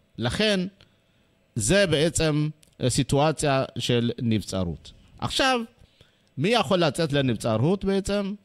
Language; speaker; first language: Hebrew; non-native, fluent; Amharic